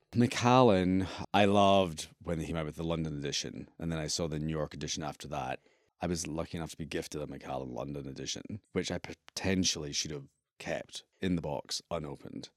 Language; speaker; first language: English; native; English